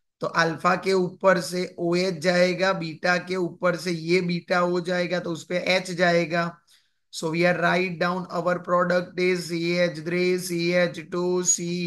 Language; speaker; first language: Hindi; non-native, local second language; Gujarati